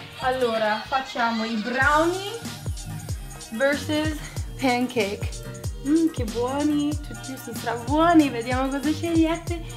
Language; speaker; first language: Italian; early bilingual, heritage; English